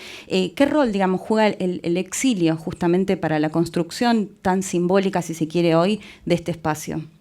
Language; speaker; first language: Spanish; native; Spanish